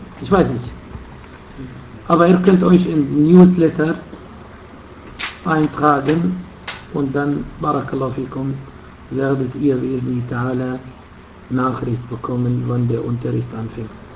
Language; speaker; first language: German; non-native, fluent; Arabic